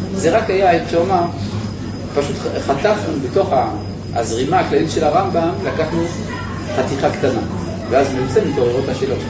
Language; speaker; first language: Hebrew; native; Hebrew